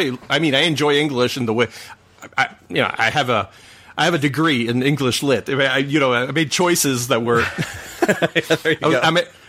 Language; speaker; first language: English; non-native, fluent; French